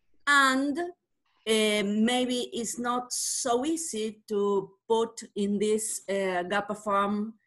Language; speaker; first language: English; non-native, learner; Spanish